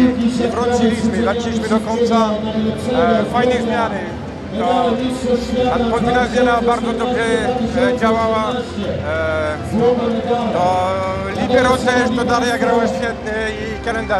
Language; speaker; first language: Polish; non-native, fluent; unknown